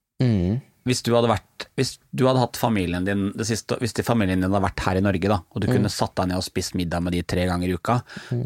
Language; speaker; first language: Norwegian; native; Norwegian